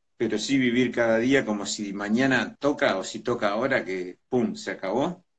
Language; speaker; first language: Spanish; native; Spanish